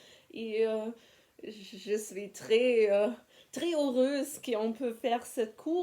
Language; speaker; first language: French; non-native, fluent; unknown